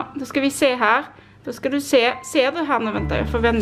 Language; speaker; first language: Swedish; native; Swedish